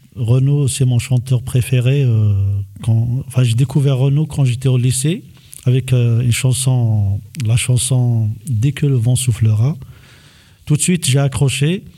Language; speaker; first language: French; non-native, local second language; Kabyle